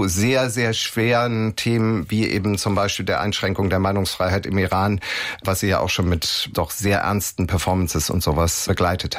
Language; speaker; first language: German; native; German